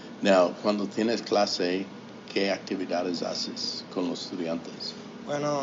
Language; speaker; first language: Spanish; non-native, fluent; English